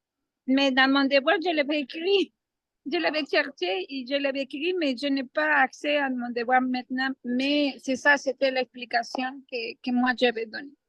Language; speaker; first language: French; non-native, learner; Spanish